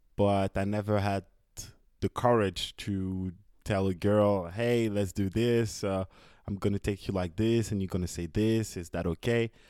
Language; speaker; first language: English; non-native, fluent; French